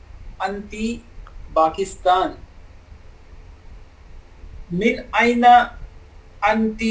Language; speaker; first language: Arabic; non-native, learner; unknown